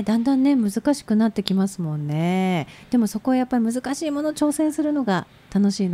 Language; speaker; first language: Japanese; native; Japanese